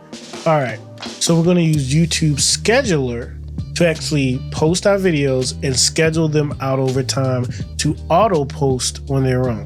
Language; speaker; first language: English; native; English